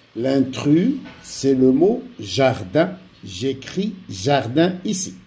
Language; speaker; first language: French; non-native, local second language; Arabic